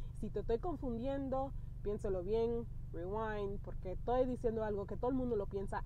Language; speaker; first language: Spanish; early bilingual, heritage; Spanish